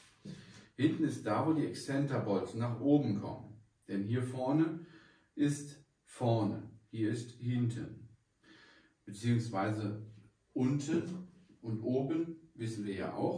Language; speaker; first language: German; native; German